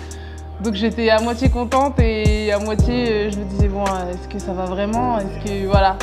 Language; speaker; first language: French; native; French